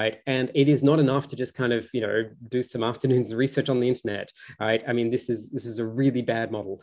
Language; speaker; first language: English; native; English